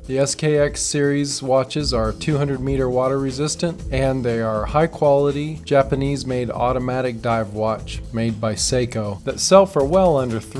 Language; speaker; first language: English; native; English